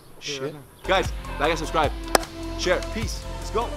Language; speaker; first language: English; non-native, fluent; Greek